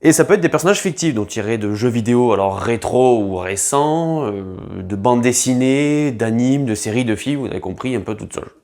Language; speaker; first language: French; native; French